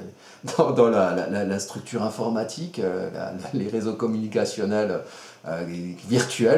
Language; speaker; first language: French; native; French